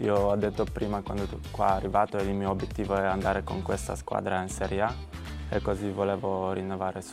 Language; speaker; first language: Italian; non-native, learner; Polish